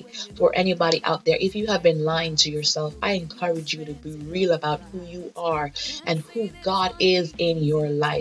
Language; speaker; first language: English; native; English